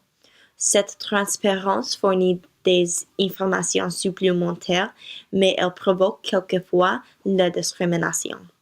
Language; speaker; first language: French; non-native, learner; English